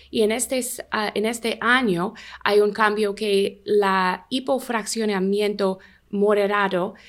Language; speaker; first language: Spanish; non-native, learner; English